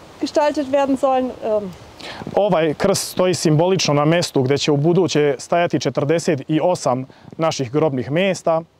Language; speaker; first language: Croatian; early bilingual, heritage; Serbian